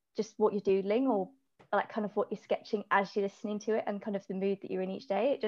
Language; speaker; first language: English; native; English